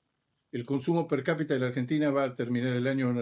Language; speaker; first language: Spanish; native; Spanish